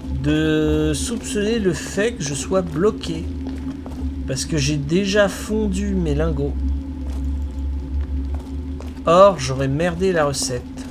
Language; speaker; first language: French; native; French